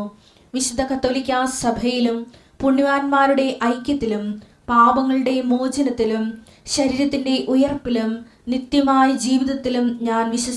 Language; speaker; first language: Malayalam; native; Malayalam